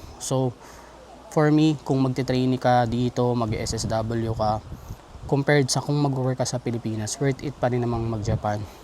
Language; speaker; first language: Filipino; native; Filipino